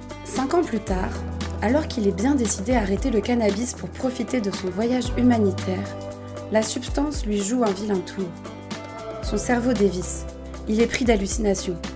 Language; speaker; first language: French; native; French